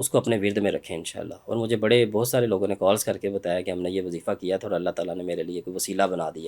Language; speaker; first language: Urdu; native; Urdu